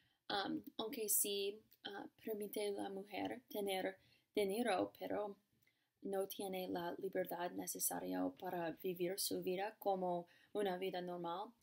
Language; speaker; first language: Spanish; non-native, learner; English